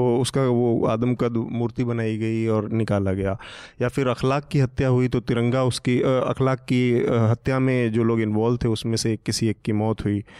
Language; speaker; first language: Hindi; native; Hindi